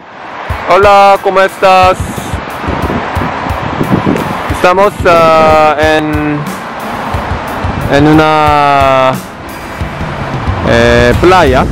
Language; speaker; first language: Spanish; non-native, learner; Korean